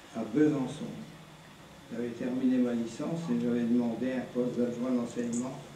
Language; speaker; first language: French; native; French